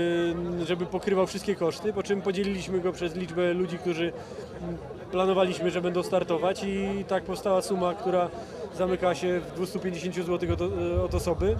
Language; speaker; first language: Polish; native; Polish